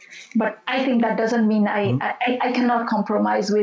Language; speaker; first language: English; non-native, local second language; Nepali